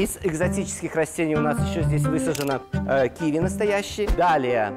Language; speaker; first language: Russian; native; Russian